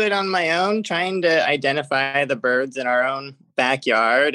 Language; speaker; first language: English; native; English